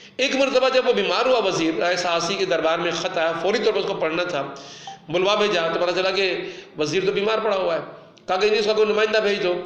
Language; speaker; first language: Urdu; non-native, local second language; Sindhi